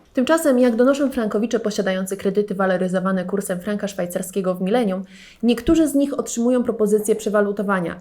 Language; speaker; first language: Polish; native; Polish